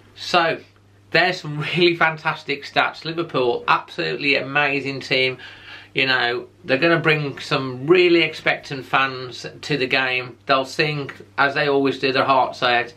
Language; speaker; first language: English; native; English